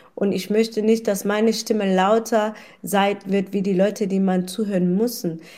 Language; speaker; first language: German; non-native, fluent; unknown